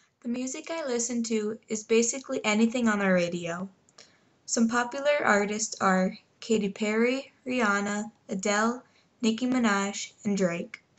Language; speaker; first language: English; native; English